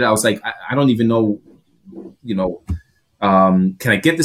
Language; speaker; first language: English; non-native, fluent; Greek